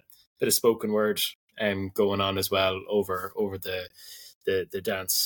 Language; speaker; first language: English; native; English